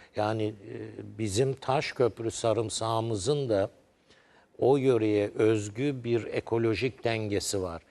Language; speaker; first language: Turkish; native; Turkish